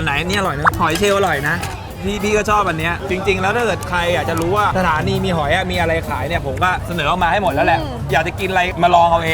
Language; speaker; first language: Thai; native; Thai